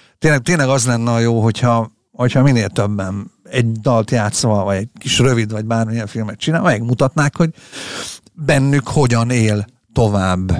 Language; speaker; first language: Hungarian; native; Hungarian